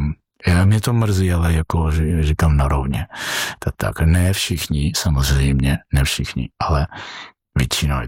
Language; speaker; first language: Czech; non-native, learner; Georgian